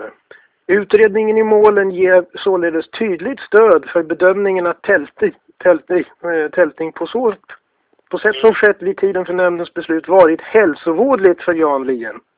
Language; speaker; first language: Swedish; native; Swedish